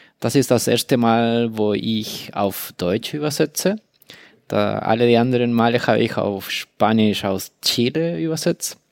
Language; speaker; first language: German; non-native, fluent; Spanish